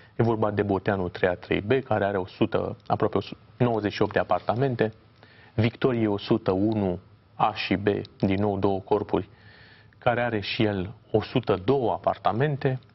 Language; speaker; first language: Romanian; native; Romanian